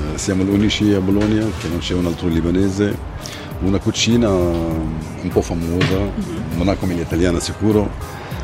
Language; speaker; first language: Italian; non-native, fluent; Arabic